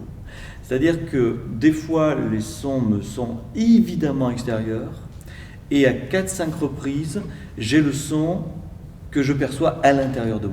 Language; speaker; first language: French; native; French